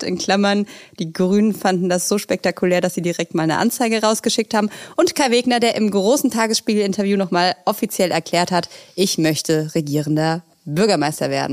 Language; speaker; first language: German; native; German